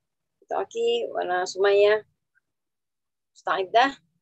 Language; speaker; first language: Arabic; non-native, fluent; Indonesian